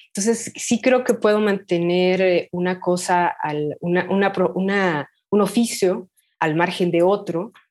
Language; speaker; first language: Spanish; native; Spanish